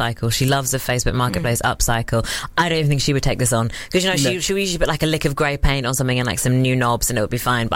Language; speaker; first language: English; native; English